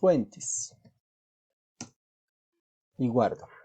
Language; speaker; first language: Spanish; native; Spanish